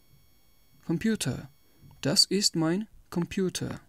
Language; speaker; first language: German; non-native, fluent; Tajik